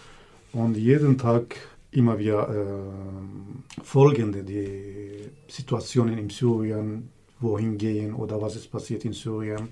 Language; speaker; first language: German; non-native, learner; Kurdish